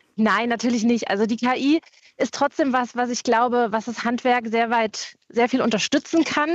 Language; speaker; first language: German; native; German